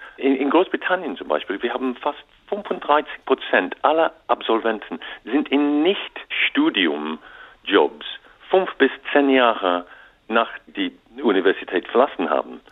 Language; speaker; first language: German; non-native, learner; English